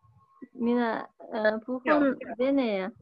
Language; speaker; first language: Finnish; non-native, learner; Russian